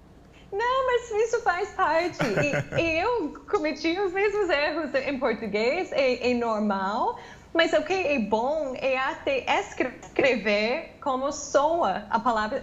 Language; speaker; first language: Portuguese; non-native, fluent; English